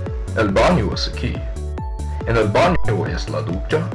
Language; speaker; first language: Spanish; non-native, learner; English